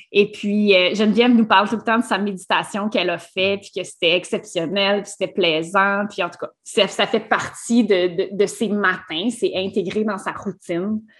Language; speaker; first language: French; native; French